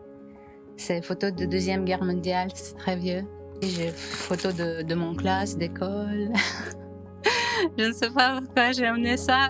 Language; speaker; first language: French; non-native, fluent; Ukrainian